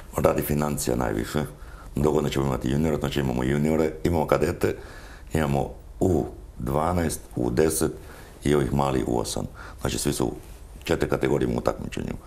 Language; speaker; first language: Croatian; native; Croatian